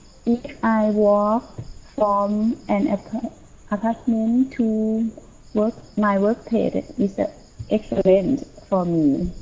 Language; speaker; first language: English; non-native, learner; Thai